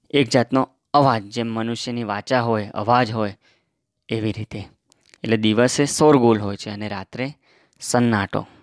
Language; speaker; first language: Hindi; non-native, local second language; Gujarati